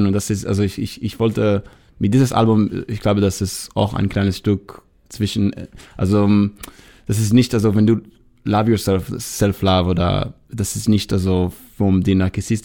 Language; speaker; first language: German; non-native, fluent; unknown